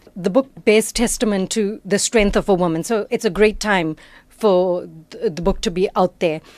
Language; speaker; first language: English; native; English